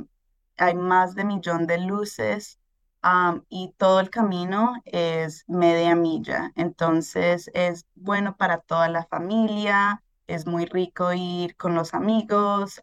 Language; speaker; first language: Spanish; early bilingual, heritage; Spanish